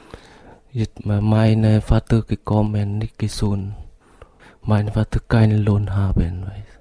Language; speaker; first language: German; non-native, learner; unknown